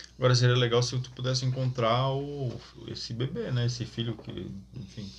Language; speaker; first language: Portuguese; native; Portuguese